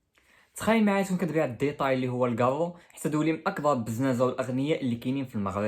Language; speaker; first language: Arabic; native; Arabic